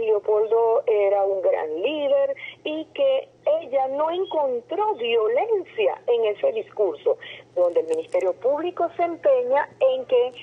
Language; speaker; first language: Spanish; native; Spanish